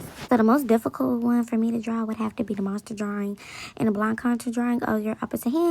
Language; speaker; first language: English; native; English